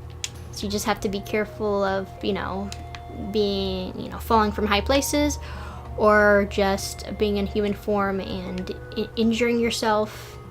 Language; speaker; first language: English; native; English